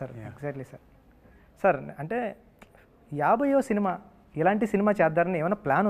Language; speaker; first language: Telugu; native; Telugu